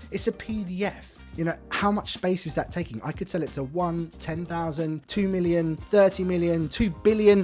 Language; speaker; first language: English; native; English